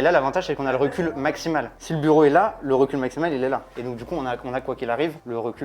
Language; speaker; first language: French; native; French